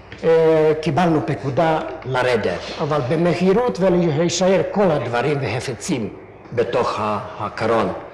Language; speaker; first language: Hebrew; non-native, fluent; Hungarian